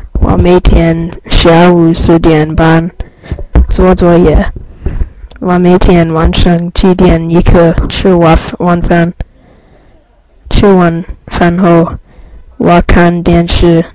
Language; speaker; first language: Chinese; non-native, learner; English